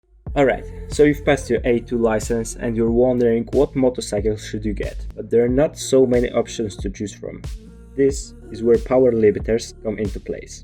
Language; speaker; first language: English; non-native, fluent; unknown